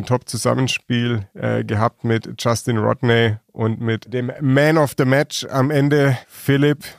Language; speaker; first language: German; native; German